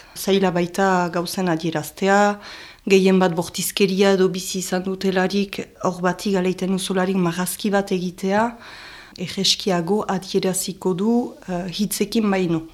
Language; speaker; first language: Basque; native; Basque